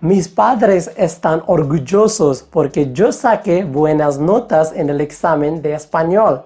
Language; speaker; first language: Spanish; non-native, fluent; Hindi